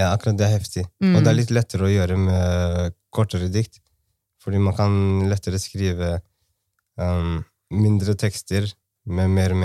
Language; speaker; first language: Norwegian; early bilingual, other home language; Somali